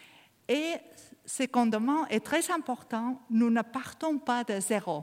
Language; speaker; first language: French; non-native, learner; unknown